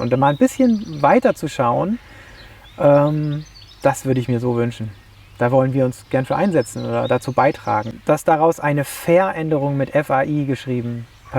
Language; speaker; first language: German; native; German